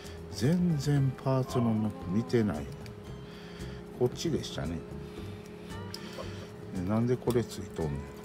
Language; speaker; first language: Japanese; native; Japanese